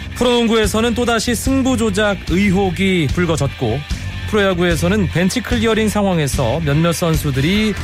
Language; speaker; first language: Korean; native; Korean